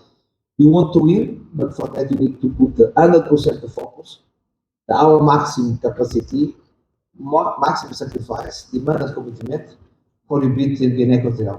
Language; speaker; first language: English; non-native, learner; Portuguese